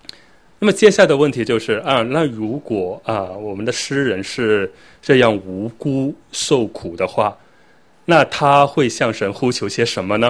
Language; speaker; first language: Chinese; native; Chinese